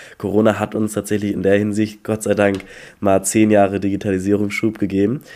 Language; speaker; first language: German; native; German